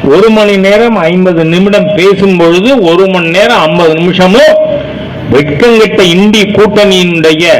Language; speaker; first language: Tamil; native; Tamil